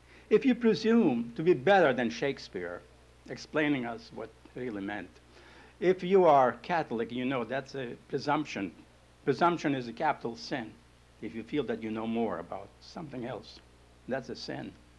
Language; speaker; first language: English; non-native, fluent; Lithuanian